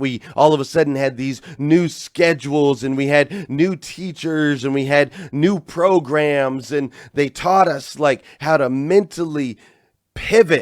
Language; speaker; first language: English; native; English